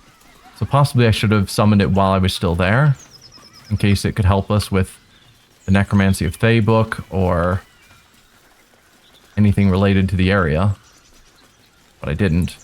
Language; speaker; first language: English; native; English